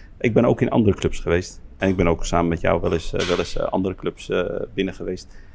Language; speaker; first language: Dutch; early bilingual, other home language; Arabic